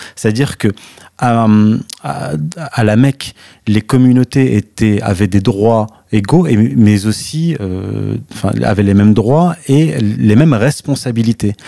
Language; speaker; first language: French; early bilingual, other home language; Arabic